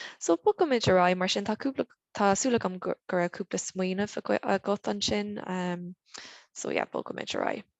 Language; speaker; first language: Irish; non-native, local second language; English